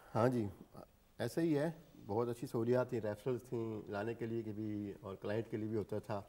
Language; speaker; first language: Urdu; native; Urdu